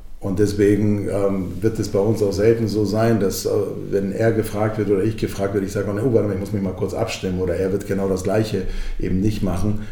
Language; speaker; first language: German; early bilingual, other home language; Croatian